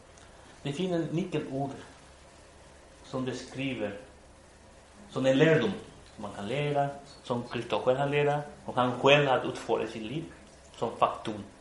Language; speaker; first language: Swedish; non-native, fluent; Spanish